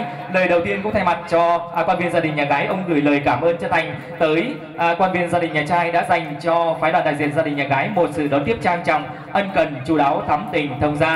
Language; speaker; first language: Vietnamese; native; Vietnamese